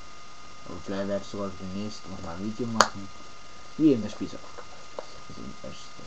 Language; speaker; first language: German; native; German